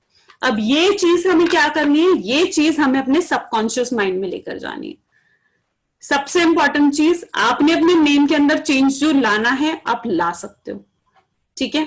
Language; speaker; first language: Hindi; native; Hindi